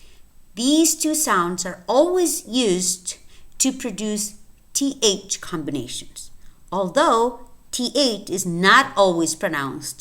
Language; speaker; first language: English; non-native, fluent; Spanish